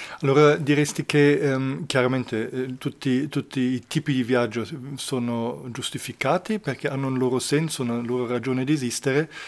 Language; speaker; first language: Italian; non-native, fluent; German